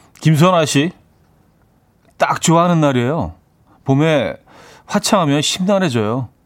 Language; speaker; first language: Korean; native; Korean